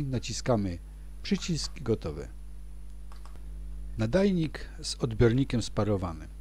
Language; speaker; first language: Polish; native; Polish